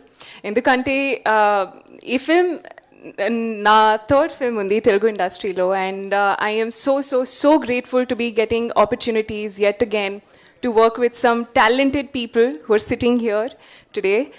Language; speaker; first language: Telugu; non-native, learner; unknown